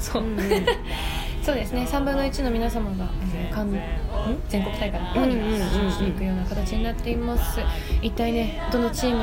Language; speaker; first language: Japanese; native; Japanese